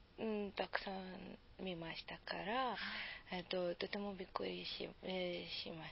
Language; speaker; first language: Japanese; non-native, learner; Serbian